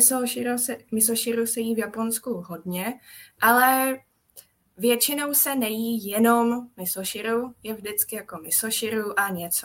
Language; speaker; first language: Czech; non-native, fluent; Japanese